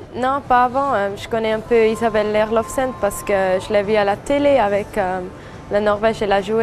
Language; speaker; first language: French; non-native, fluent; German